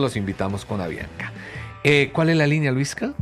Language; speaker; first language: Spanish; native; Spanish